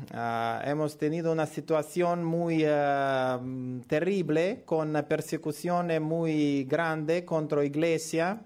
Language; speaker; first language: Spanish; non-native, learner; Russian